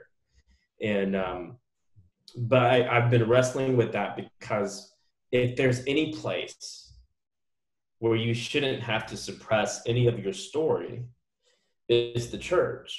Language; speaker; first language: English; native; English